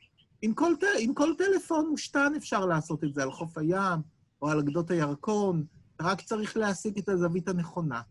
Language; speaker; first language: Hebrew; native; Hebrew